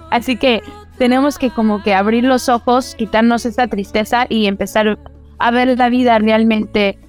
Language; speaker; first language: Spanish; early bilingual, heritage; Spanish